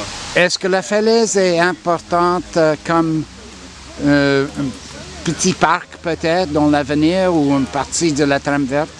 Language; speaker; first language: French; non-native, local second language; English